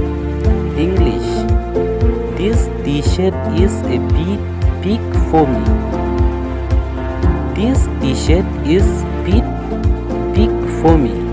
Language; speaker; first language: English; non-native, learner; Khasi